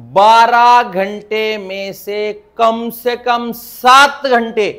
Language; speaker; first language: Hindi; non-native, local second language; Marathi